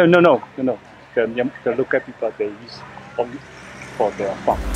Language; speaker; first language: English; non-native, fluent; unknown